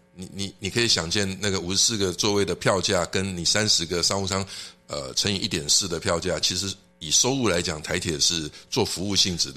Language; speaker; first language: Chinese; native; Chinese